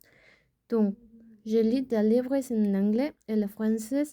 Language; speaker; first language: French; non-native, learner; Spanish